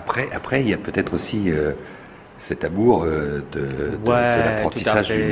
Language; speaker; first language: French; native; French